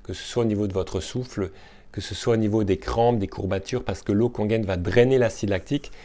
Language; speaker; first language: French; native; French